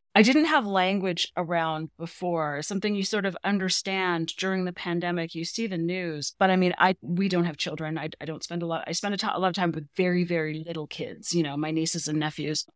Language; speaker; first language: English; native; English